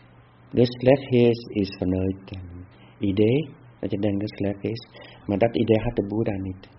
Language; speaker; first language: Dutch; non-native, fluent; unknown